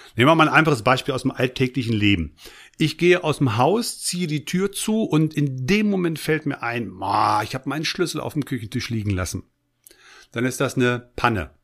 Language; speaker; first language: German; native; German